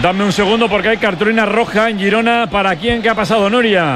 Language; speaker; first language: Spanish; native; Spanish